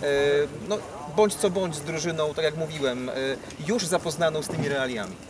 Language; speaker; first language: Polish; native; Polish